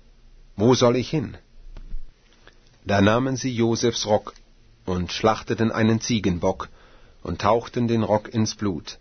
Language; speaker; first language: German; native; German